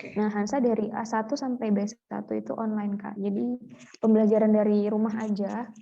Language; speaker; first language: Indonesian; native; Indonesian